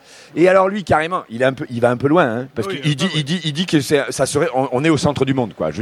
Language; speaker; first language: French; native; French